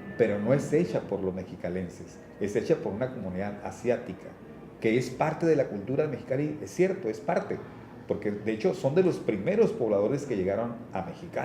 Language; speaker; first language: Spanish; native; Spanish